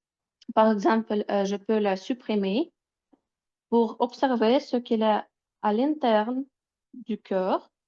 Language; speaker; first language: French; non-native, fluent; Russian